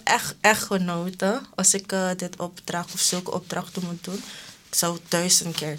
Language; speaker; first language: Dutch; non-native, local second language; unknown